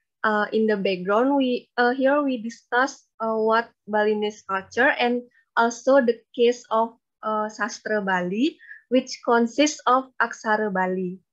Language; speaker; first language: English; non-native, learner; Indonesian